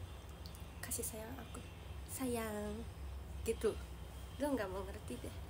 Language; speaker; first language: Indonesian; non-native, learner; Japanese